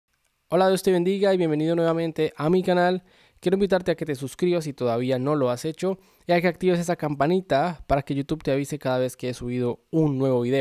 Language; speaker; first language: Spanish; native; Spanish